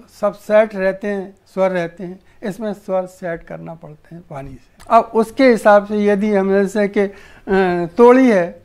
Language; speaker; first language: Hindi; native; Hindi